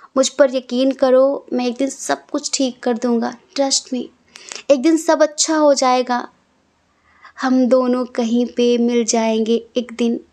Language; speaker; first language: Hindi; native; Hindi